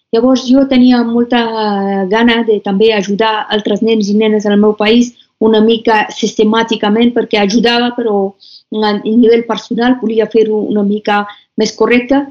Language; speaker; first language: Catalan; non-native, fluent; Persian